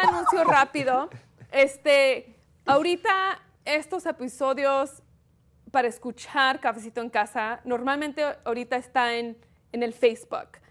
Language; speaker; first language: Spanish; early bilingual, heritage; Spanish